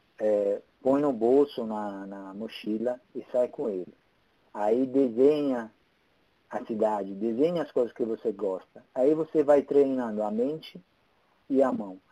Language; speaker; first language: Portuguese; non-native, fluent; Italian